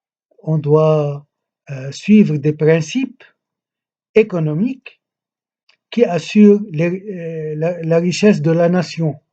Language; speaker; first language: French; non-native, local second language; Arabic